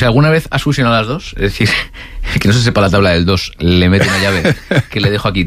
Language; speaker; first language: Spanish; native; Spanish